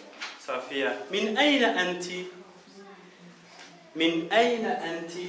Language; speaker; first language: Arabic; non-native, fluent; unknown